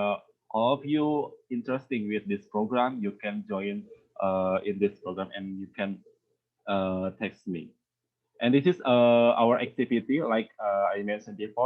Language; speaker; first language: English; non-native, learner; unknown